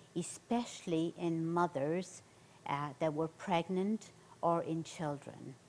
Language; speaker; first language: English; native; English